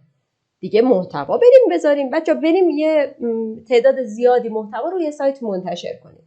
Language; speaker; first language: Persian; native; Persian